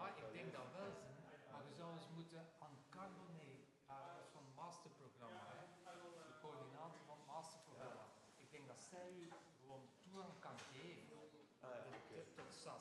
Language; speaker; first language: Dutch; native; Dutch